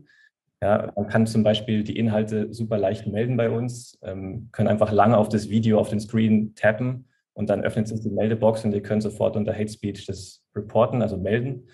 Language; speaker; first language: German; native; German